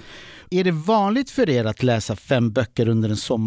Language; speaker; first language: Swedish; native; Swedish